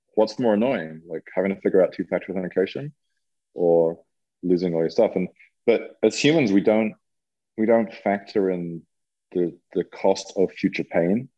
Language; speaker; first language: English; native; English